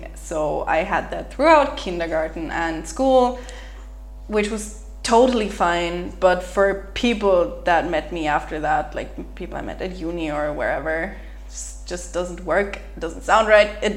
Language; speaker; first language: English; native; English